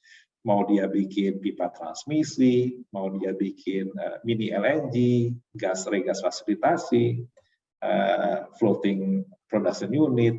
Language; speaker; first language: Indonesian; native; Indonesian